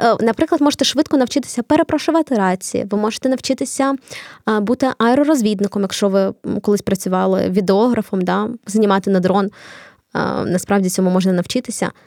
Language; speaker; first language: Ukrainian; non-native, local second language; Russian